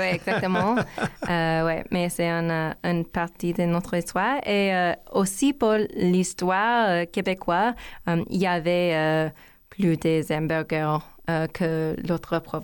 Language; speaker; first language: French; non-native, learner; English